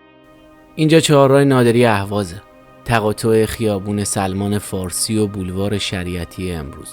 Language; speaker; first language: Persian; native; Persian